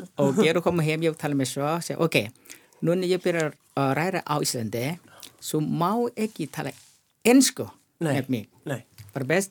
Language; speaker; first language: Icelandic; non-native, learner; Thai